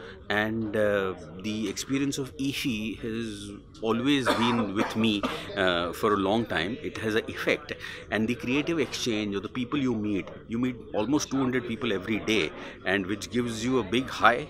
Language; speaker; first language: English; non-native, local second language; Marathi